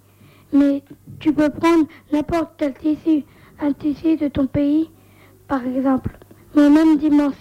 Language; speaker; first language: French; native; French